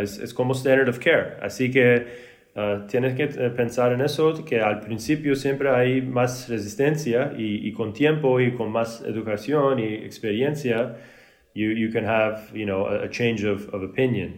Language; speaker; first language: Spanish; early bilingual, heritage; Spanish